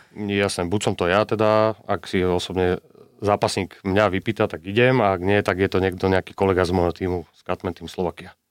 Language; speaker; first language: Slovak; native; Slovak